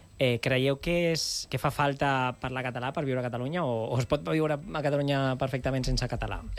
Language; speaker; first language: Catalan; native; Catalan